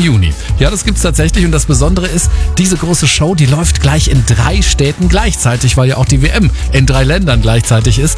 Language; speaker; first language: German; native; German